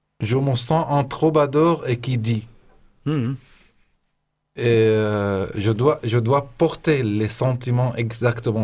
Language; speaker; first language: French; non-native, fluent; Arabic